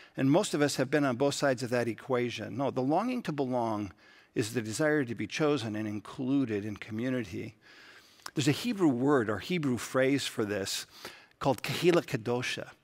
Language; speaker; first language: English; native; English